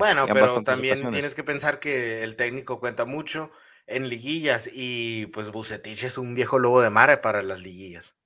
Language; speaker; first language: Spanish; native; Spanish